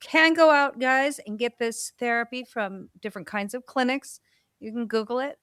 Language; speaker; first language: English; native; English